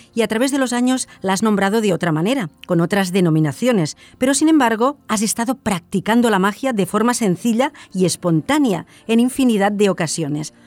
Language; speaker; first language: Spanish; non-native, local second language; Catalan